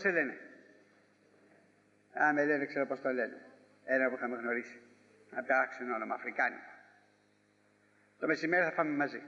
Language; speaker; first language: Greek; native; Greek